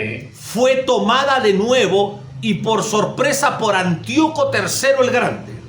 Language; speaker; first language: Spanish; native; Spanish